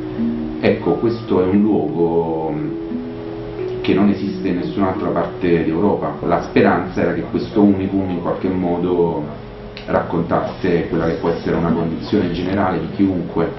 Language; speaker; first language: Italian; native; Italian